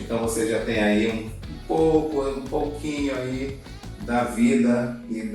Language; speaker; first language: Portuguese; native; Portuguese